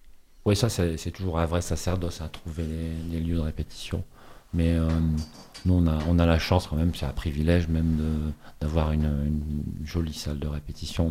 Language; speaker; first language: French; native; French